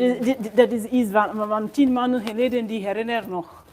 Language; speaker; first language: Dutch; non-native, learner; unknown